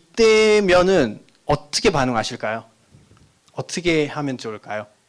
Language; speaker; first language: Korean; non-native, fluent; Nepali